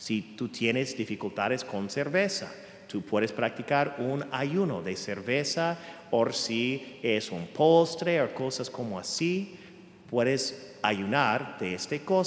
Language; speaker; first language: Spanish; non-native, fluent; English